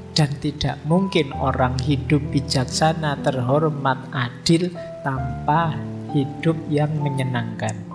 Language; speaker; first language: Indonesian; native; Indonesian